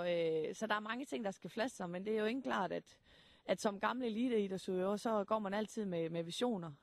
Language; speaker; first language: Danish; native; Danish